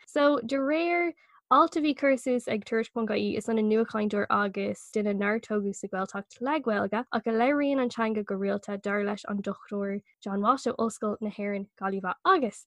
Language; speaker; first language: Irish; non-native, local second language; English